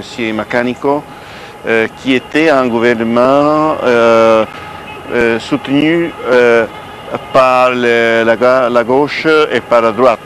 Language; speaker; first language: French; non-native, fluent; Italian